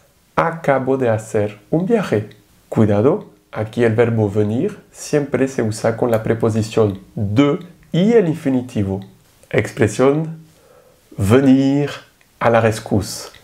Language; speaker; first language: Spanish; non-native, fluent; French